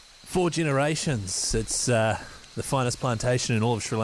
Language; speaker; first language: English; native; English